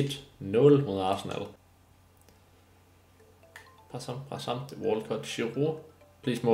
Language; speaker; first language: Danish; native; Danish